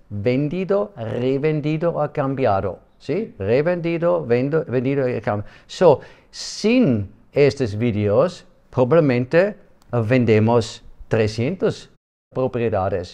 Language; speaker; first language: Spanish; non-native, learner; German